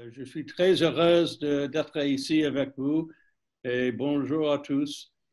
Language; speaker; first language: French; non-native, learner; English